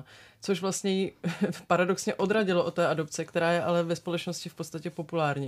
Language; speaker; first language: Czech; native; Czech